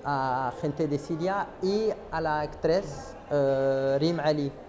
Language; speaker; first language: Spanish; non-native, fluent; French